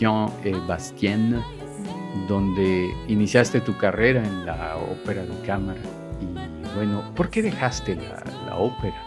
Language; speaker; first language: Spanish; native; Spanish